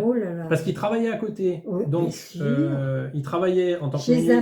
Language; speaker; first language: French; native; French